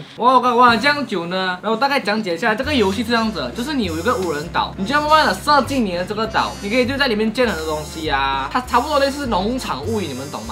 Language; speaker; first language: Chinese; native; Chinese